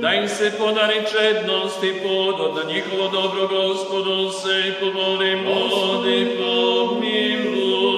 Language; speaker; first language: Bosnian; native; Bosnian